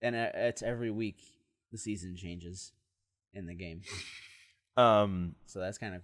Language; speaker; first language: English; native; English